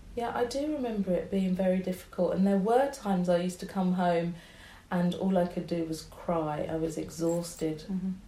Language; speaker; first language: English; native; English